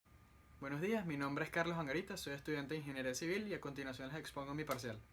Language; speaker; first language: Spanish; native; Spanish